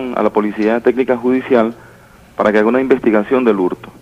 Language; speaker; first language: Spanish; native; Spanish